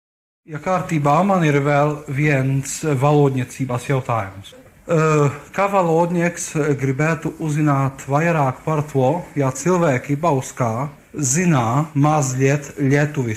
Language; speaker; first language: Latvian; non-native, learner; Czech